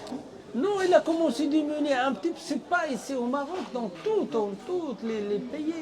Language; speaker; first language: French; non-native, learner; Arabic